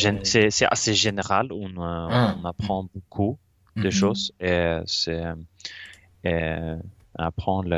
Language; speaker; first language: French; non-native, learner; Swedish